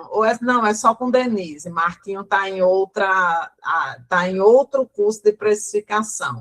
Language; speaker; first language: Portuguese; native; Portuguese